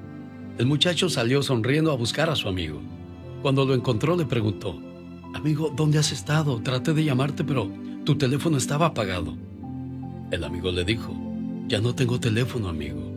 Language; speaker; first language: Spanish; native; Spanish